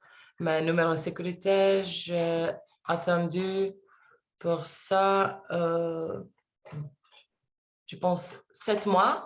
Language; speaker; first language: French; non-native, learner; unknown